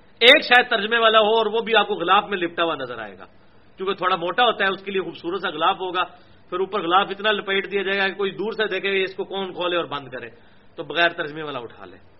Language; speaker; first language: Urdu; non-native, local second language; Punjabi